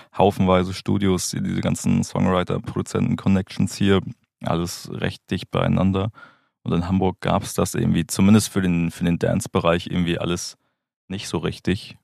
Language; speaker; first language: German; native; German